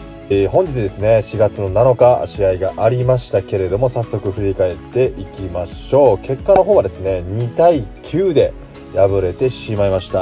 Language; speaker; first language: Japanese; native; Japanese